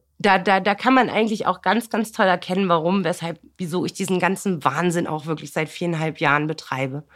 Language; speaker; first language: German; early bilingual, other home language; Turkish